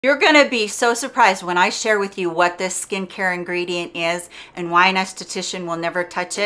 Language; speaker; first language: English; native; English